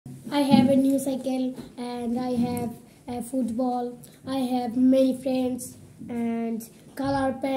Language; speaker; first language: English; non-native, learner; Bangla